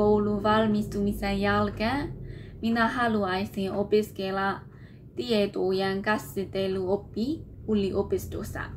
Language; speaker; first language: Finnish; non-native, learner; Burmese